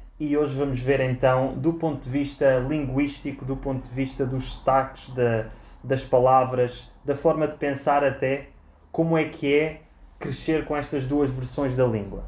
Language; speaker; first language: Portuguese; native; Portuguese